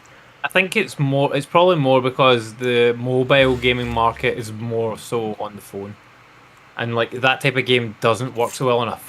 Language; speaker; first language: English; native; English